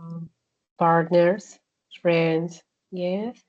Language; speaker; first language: English; non-native, learner; Spanish